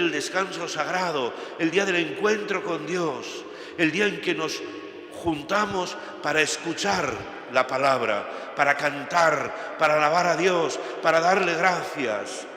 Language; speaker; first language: Spanish; native; Spanish